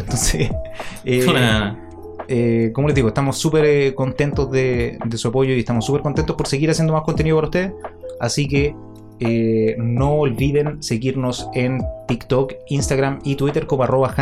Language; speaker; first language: Spanish; native; Spanish